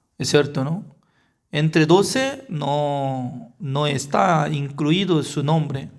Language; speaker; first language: Spanish; non-native, fluent; Korean